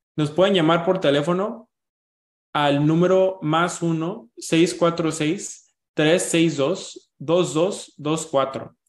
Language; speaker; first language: Spanish; early bilingual, heritage; Spanish